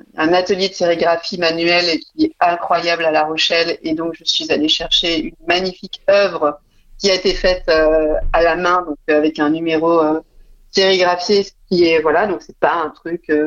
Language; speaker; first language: French; native; French